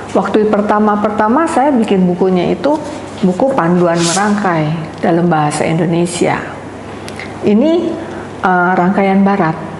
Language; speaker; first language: Indonesian; native; Indonesian